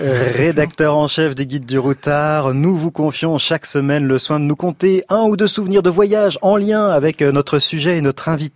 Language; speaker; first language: French; native; French